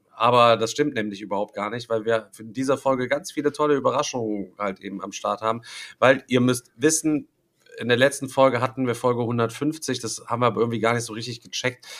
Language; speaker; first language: German; native; German